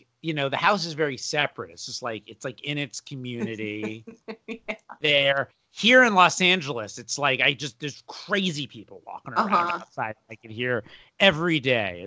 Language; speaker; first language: English; native; English